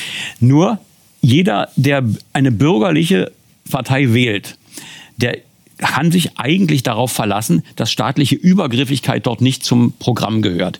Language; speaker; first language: German; native; German